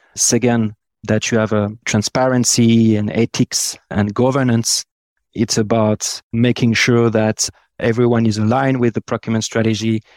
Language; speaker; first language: English; non-native, fluent; French